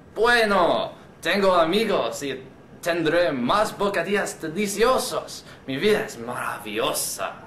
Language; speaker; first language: Spanish; non-native, learner; English